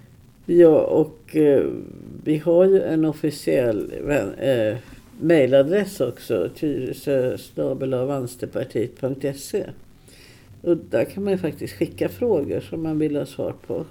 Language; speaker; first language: Swedish; native; Swedish